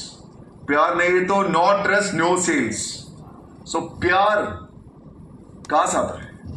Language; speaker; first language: Hindi; non-native, local second language; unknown